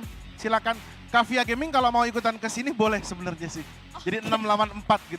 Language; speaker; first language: Indonesian; native; Indonesian